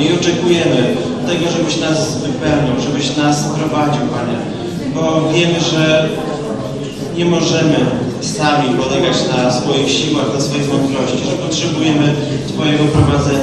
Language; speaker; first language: Polish; native; Polish